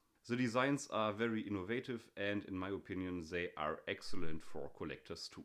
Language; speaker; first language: English; non-native, fluent; German